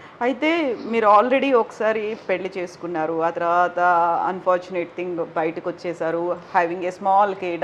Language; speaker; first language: Telugu; native; Telugu